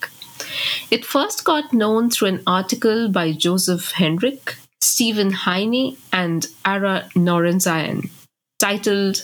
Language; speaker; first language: English; non-native, local second language; Bangla